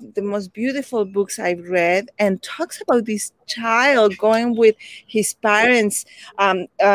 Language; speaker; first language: English; non-native, fluent; Spanish